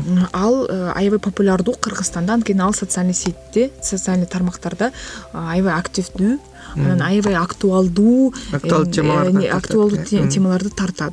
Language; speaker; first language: Kyrgyz; non-native, local second language; Russian